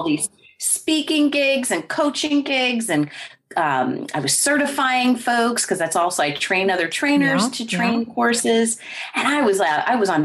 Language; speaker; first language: English; native; English